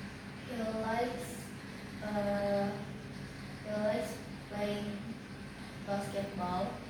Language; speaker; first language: English; non-native, learner; Indonesian